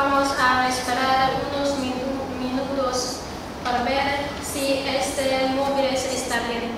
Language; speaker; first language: Spanish; non-native, learner; Chinese